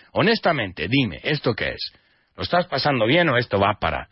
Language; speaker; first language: Spanish; non-native, fluent; English